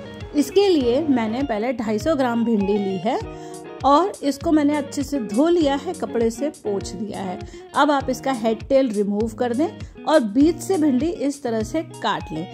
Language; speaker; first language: Hindi; native; Hindi